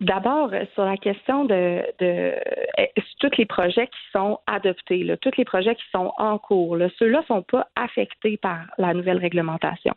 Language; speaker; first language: French; native; French